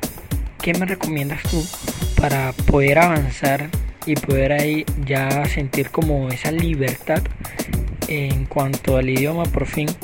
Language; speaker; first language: Spanish; native; Spanish